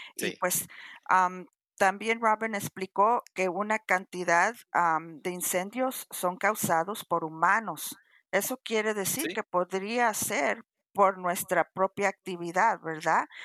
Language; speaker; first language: Spanish; early bilingual, heritage; Spanish